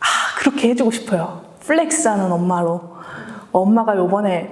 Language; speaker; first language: Korean; native; Korean